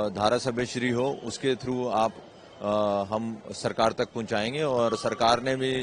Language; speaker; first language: Hindi; non-native, local second language; Gujarati